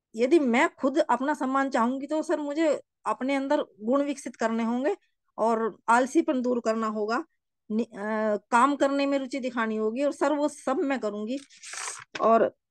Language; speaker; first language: Hindi; native; Hindi